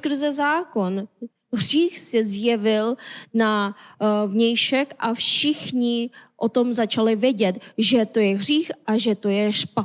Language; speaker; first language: Czech; non-native, fluent; Korean